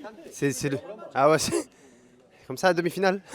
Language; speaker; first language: French; native; French